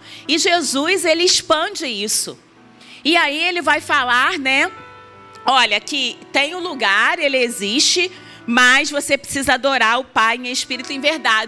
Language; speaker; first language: Portuguese; native; Portuguese